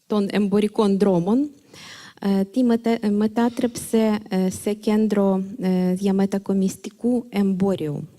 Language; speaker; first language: Greek; non-native, fluent; Ukrainian